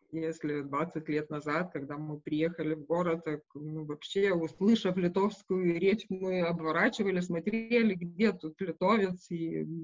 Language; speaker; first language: Russian; non-native, local second language; Lithuanian